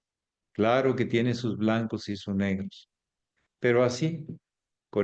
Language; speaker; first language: Spanish; native; Spanish